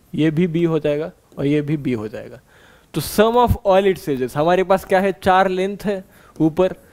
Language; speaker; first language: Hindi; non-native, local second language; Marathi